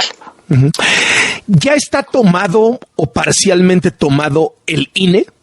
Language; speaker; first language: Spanish; native; Spanish